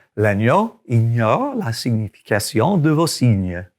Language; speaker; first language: French; non-native, fluent; English